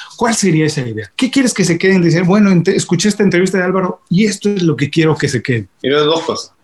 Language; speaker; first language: Spanish; native; Spanish